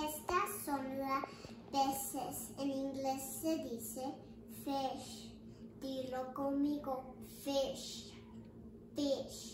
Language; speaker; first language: Spanish; early bilingual, heritage; English